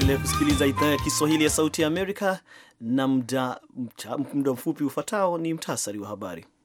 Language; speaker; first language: Swahili; non-native, local second language; Kikuyu